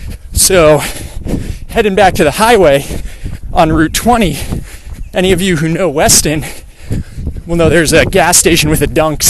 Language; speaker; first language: English; native; English